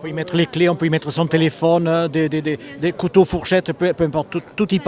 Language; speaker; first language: French; native; French